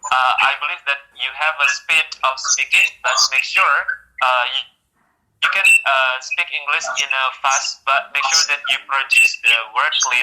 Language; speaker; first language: English; non-native, fluent; Indonesian